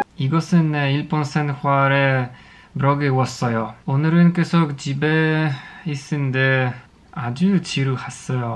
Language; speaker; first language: Korean; non-native, learner; Polish